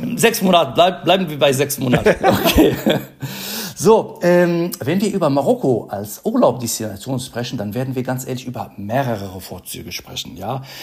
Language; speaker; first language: German; non-native, fluent; Arabic